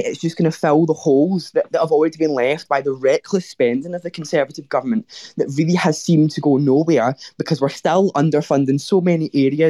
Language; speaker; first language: English; native; English